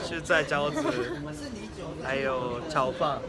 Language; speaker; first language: Chinese; non-native, learner; Japanese